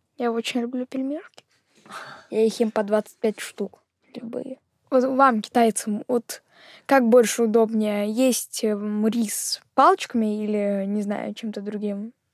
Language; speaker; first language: Russian; native; Russian